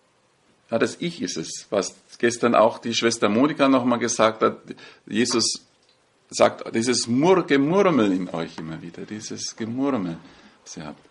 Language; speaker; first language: German; native; German